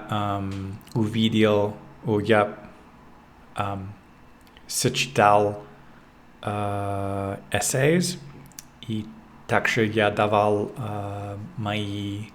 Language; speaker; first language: Russian; non-native, learner; English